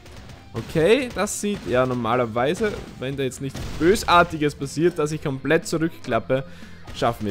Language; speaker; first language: German; native; German